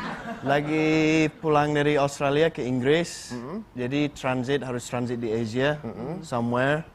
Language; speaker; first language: Indonesian; non-native, fluent; English